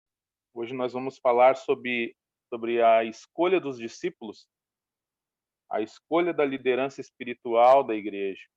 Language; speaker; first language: Portuguese; native; Portuguese